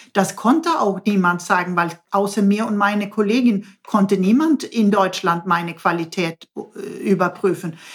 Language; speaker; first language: German; non-native, fluent; Swedish